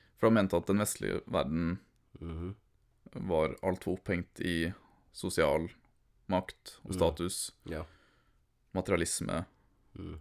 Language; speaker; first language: Norwegian; early bilingual, other home language; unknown